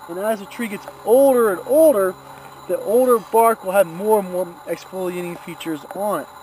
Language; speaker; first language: English; native; English